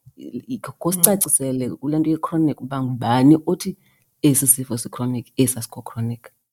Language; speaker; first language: Xhosa; native; Xhosa